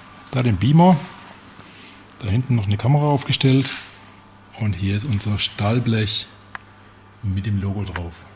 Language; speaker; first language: German; native; German